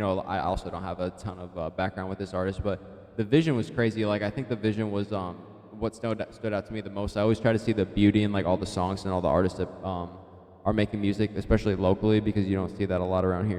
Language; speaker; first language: English; native; English